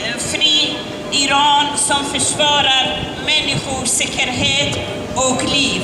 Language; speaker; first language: Swedish; non-native, learner; Persian